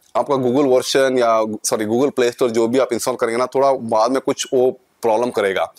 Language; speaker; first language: Hindi; non-native, local second language; Kannada